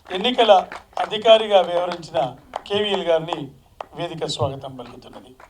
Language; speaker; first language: Telugu; native; Telugu